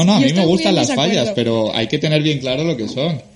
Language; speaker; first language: Spanish; native; Spanish